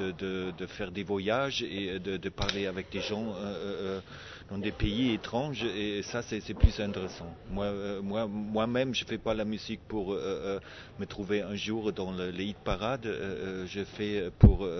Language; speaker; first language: French; non-native, fluent; German